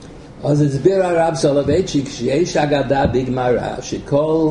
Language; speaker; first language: Hebrew; non-native, fluent; English